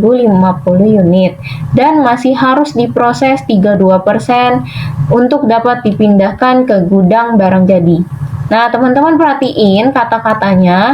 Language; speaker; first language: Indonesian; native; Indonesian